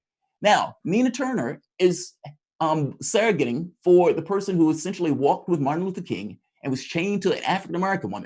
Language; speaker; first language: English; native; English